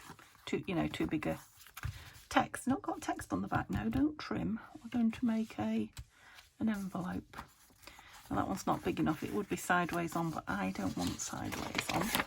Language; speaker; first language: English; native; English